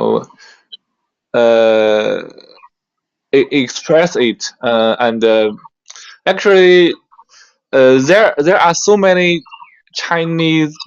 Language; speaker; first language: English; non-native, learner; Chinese